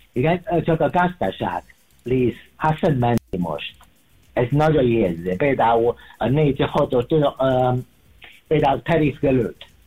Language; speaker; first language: Hungarian; non-native, learner; Chinese